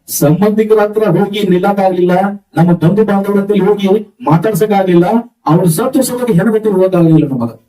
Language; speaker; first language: Kannada; native; Kannada